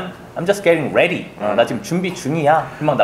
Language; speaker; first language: Korean; native; Korean